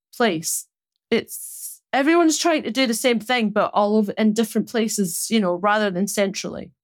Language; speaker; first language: English; native; English